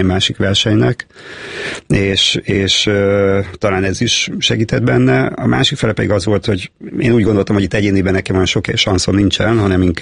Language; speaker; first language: Hungarian; native; Hungarian